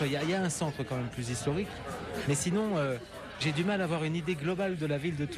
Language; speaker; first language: French; native; French